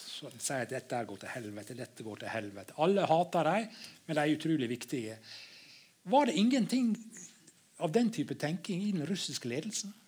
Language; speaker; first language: Norwegian; native; Norwegian